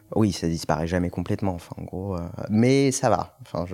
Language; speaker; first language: French; non-native, local second language; Arabic